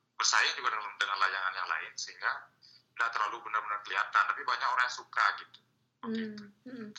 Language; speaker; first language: Indonesian; native; Indonesian